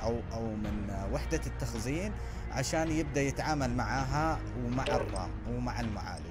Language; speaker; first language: Arabic; native; Arabic